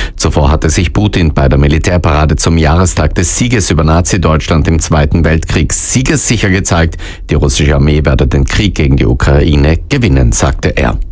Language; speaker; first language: German; native; German